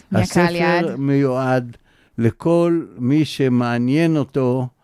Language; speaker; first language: Hebrew; native; Hebrew